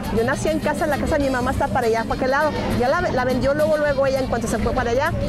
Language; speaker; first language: Spanish; early bilingual, heritage; Spanish